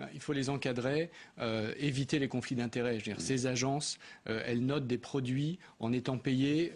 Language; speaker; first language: French; native; French